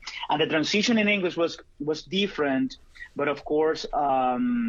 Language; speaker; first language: English; non-native, fluent; Spanish